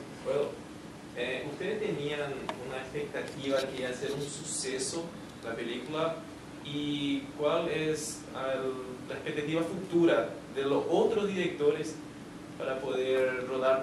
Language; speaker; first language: Spanish; non-native, fluent; Portuguese